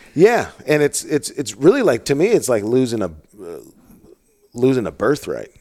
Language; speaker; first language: English; native; English